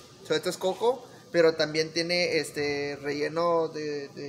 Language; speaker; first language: Spanish; early bilingual, heritage; Spanish